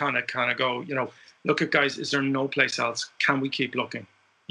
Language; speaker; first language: English; native; English